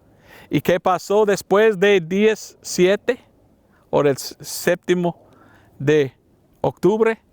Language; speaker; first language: Spanish; non-native, learner; English